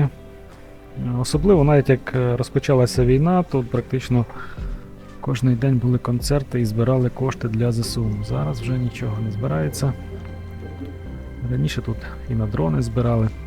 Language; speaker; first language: Ukrainian; native; Ukrainian